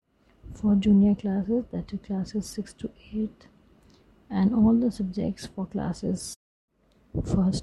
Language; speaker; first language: English; non-native, local second language; Hindi